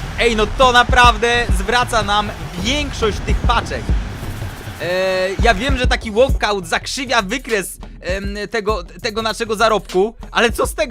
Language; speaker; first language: Polish; native; Polish